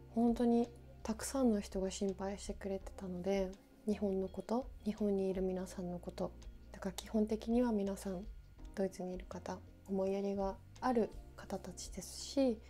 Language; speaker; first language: Japanese; native; Japanese